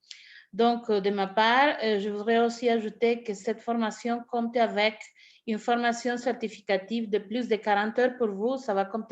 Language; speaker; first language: French; non-native, fluent; Spanish